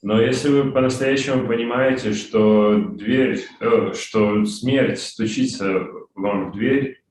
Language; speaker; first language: Russian; native; Russian